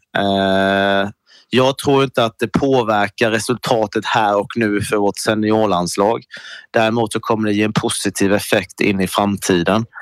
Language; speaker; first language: Swedish; native; Swedish